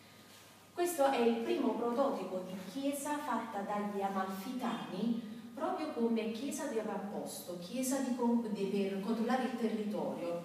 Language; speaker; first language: Italian; native; Italian